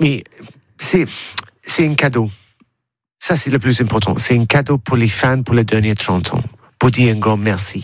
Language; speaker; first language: French; non-native, learner; English